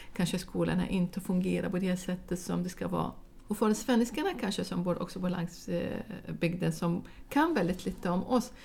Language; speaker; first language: Swedish; non-native, fluent; Arabic